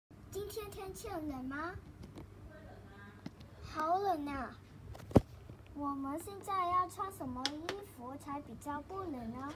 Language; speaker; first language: Chinese; non-native, learner; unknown